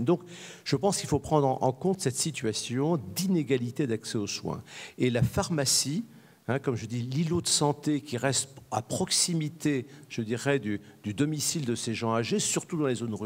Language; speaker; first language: French; native; French